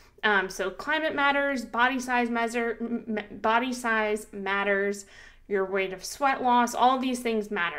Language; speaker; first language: English; native; English